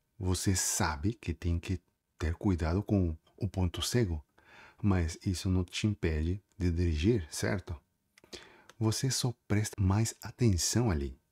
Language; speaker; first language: Portuguese; non-native, fluent; Spanish